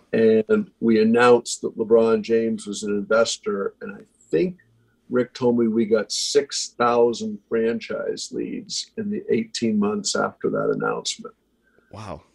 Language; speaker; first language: English; native; English